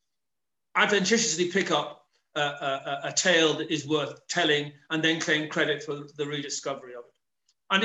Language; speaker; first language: English; native; English